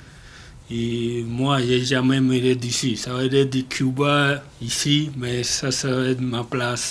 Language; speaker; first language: French; non-native, learner; Spanish